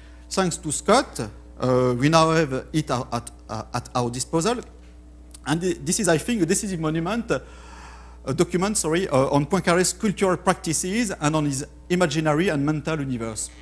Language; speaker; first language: English; non-native, fluent; French